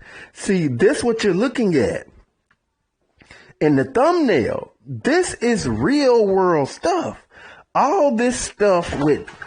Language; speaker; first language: English; native; English